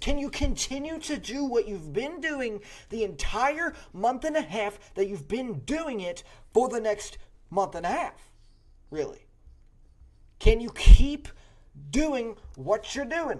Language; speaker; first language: English; native; English